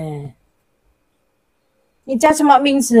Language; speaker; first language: Chinese; non-native, learner; Indonesian